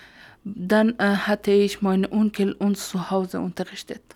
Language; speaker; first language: German; non-native, learner; Persian